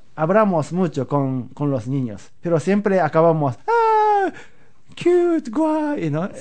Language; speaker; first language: Spanish; non-native, learner; Japanese